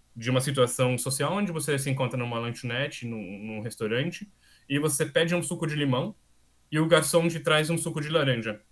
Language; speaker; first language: Portuguese; non-native, fluent; German